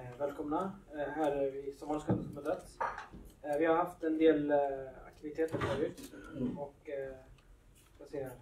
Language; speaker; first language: Swedish; early bilingual, other home language; Somali